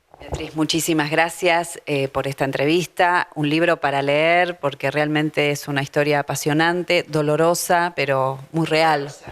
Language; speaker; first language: Spanish; native; Spanish